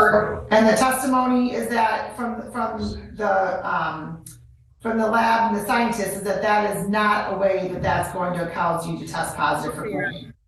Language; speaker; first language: English; native; English